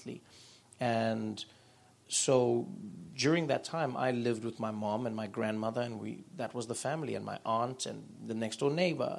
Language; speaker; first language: English; native; English